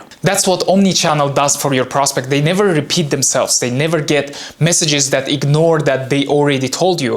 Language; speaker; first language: English; non-native, fluent; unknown